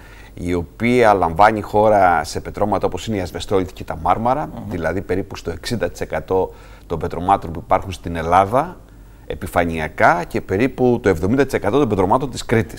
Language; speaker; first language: Greek; native; Greek